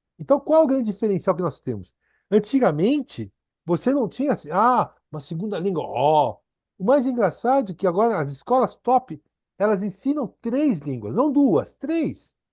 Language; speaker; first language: Portuguese; early bilingual, other home language; Korean